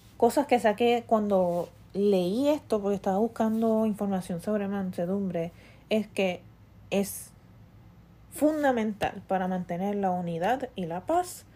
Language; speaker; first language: Spanish; early bilingual, heritage; Spanish